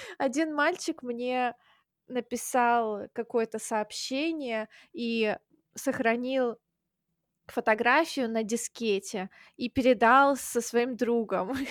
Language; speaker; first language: Russian; native; Russian